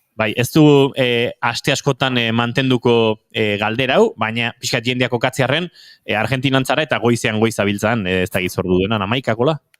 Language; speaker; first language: Basque; native; Basque